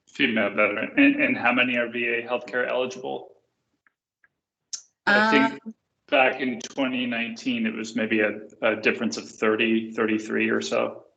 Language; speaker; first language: English; native; English